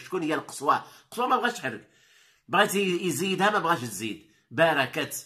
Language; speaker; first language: Arabic; native; Arabic